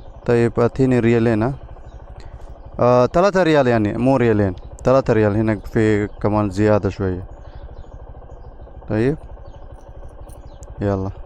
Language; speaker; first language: Arabic; non-native, learner; Bangla